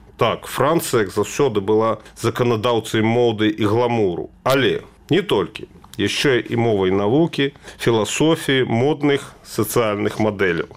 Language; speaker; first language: Belarusian; native; Belarusian